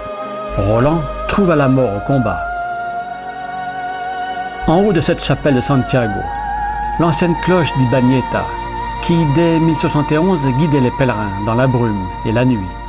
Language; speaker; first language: French; native; French